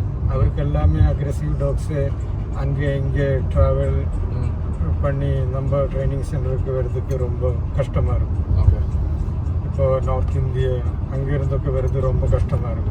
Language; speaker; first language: Tamil; non-native, learner; Malayalam